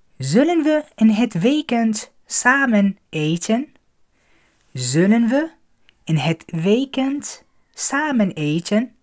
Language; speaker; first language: Dutch; non-native, fluent; Arabic